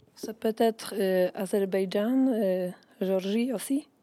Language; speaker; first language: French; non-native, learner; Polish